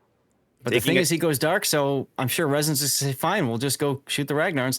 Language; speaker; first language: English; native; English